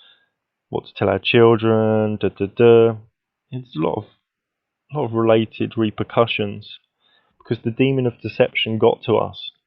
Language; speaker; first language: English; native; English